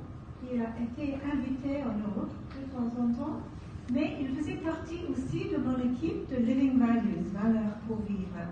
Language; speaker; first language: French; non-native, fluent; English